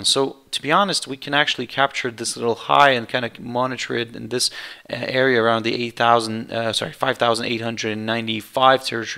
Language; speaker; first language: English; non-native, fluent; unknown